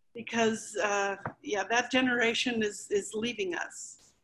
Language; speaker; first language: English; early bilingual, other home language; Spanish